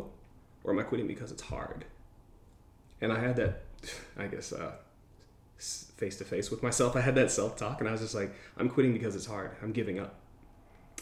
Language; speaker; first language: English; native; English